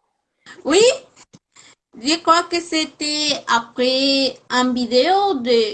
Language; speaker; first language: French; non-native, fluent; Spanish